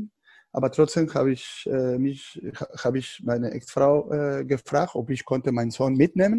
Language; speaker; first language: German; non-native, fluent; Spanish